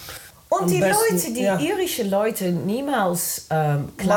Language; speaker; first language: German; non-native, learner; Dutch